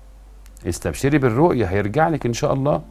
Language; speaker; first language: Arabic; native; Arabic